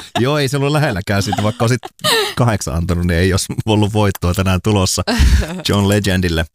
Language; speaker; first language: Finnish; native; Finnish